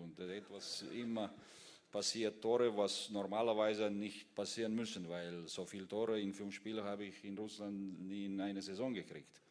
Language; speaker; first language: German; non-native, fluent; Russian